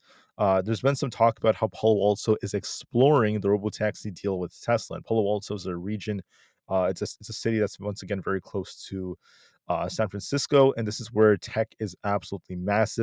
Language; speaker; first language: English; native; English